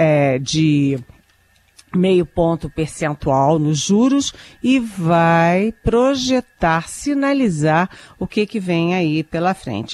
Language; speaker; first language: Portuguese; native; Portuguese